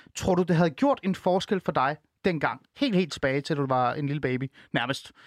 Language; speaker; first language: Danish; early bilingual, other home language; Persian